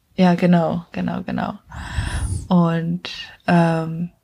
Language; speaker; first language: German; non-native, fluent; Czech